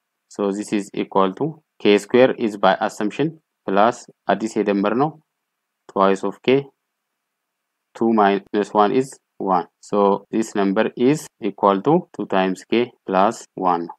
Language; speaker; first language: English; non-native, local second language; Amharic